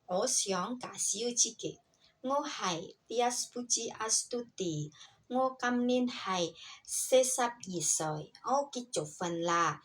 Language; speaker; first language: Cantonese; non-native, learner; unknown